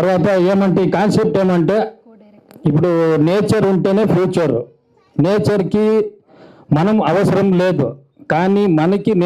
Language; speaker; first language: Telugu; non-native, learner; Kannada